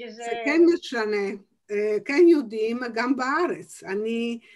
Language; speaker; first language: Hebrew; non-native, fluent; Italian